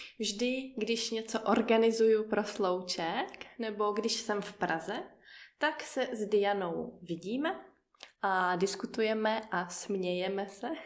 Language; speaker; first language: Czech; native; Czech